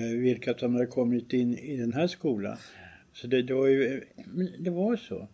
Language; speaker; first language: Swedish; native; Swedish